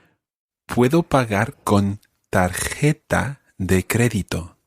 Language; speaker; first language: Spanish; non-native, fluent; English